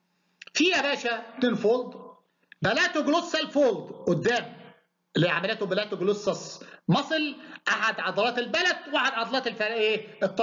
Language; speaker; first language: Arabic; native; Arabic